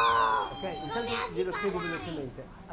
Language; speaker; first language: Italian; native; Italian